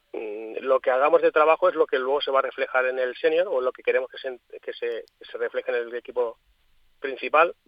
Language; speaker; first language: Spanish; native; Spanish